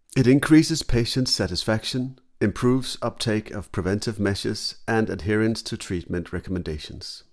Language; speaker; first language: English; non-native, fluent; Danish